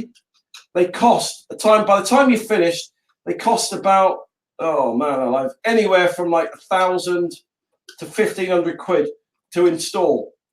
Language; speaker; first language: English; native; English